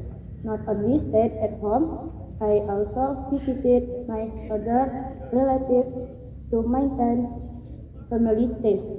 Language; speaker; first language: English; non-native, learner; Indonesian